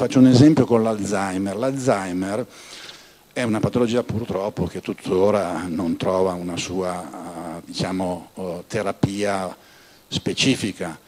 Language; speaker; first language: Italian; native; Italian